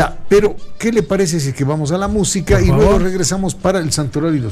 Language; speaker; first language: Spanish; native; Spanish